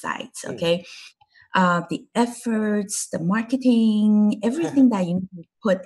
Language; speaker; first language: English; non-native, fluent; Chinese